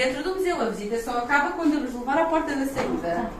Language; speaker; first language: Portuguese; native; Portuguese